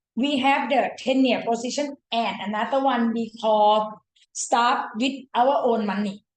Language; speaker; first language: English; non-native, fluent; Thai